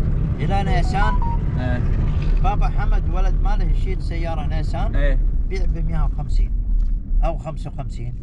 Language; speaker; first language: Arabic; native; Arabic